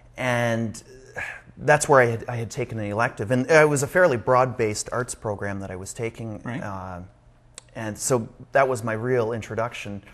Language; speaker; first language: English; native; English